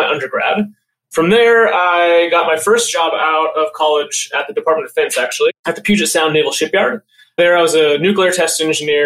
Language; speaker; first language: English; native; English